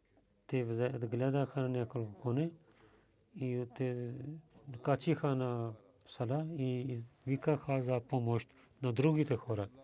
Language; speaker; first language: Bulgarian; non-native, learner; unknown